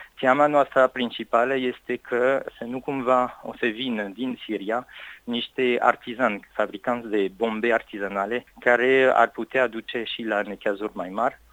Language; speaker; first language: Romanian; non-native, fluent; French